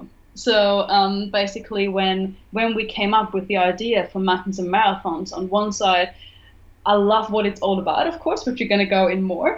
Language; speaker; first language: English; non-native, fluent; German